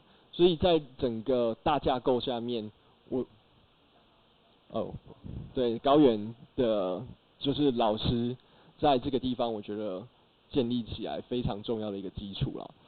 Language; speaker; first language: Chinese; native; Chinese